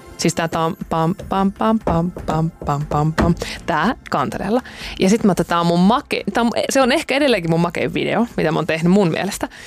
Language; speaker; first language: Finnish; native; Finnish